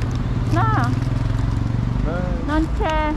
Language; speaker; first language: Italian; non-native, learner; Filipino